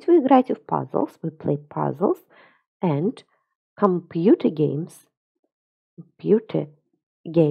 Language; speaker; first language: English; non-native, fluent; Russian